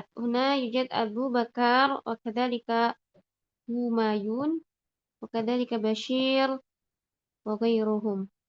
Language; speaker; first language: Arabic; non-native, fluent; Indonesian